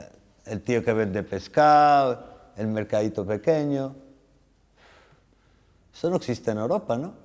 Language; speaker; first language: Spanish; non-native, fluent; Arabic